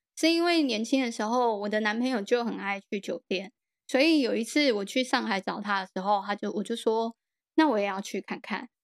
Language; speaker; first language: Chinese; native; Chinese